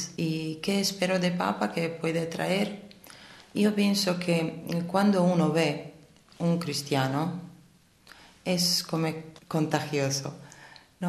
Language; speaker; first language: Spanish; non-native, fluent; Armenian